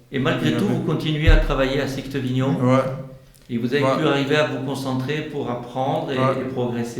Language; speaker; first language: French; native; French